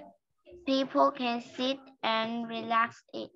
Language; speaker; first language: English; non-native, learner; Vietnamese